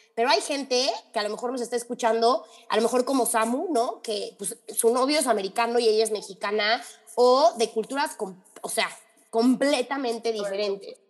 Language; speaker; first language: Spanish; native; Spanish